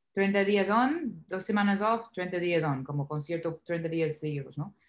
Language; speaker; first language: Spanish; non-native, fluent; English